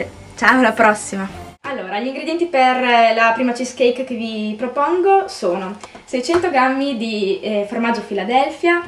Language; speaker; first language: Italian; native; Italian